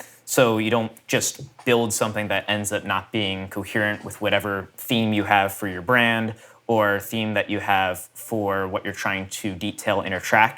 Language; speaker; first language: English; native; English